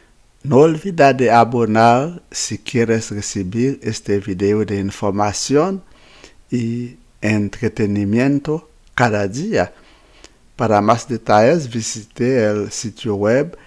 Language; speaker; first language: Spanish; non-native, fluent; Haitian Creole